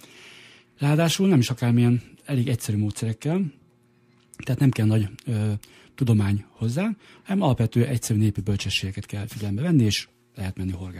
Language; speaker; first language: Hungarian; native; Hungarian